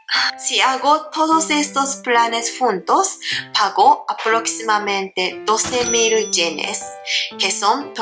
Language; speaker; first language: Spanish; non-native, learner; Japanese